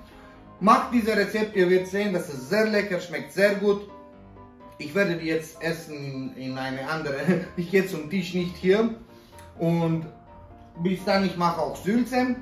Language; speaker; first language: German; non-native, fluent; Romanian